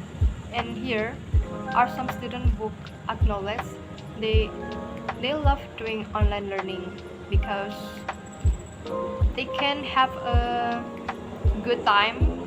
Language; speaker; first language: English; non-native, learner; Indonesian